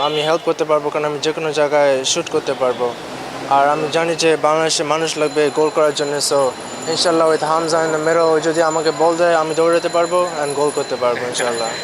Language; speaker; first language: Bangla; early bilingual, heritage; Bangla